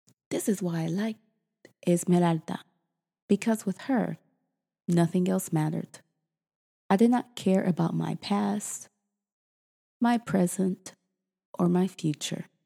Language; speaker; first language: English; native; English